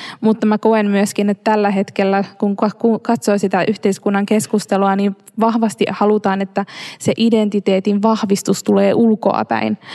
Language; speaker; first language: Finnish; early bilingual, other home language; Arabic